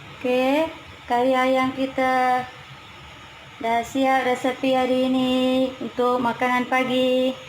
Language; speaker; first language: Malay; non-native, local second language; Tamil